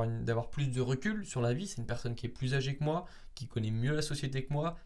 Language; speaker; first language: French; native; French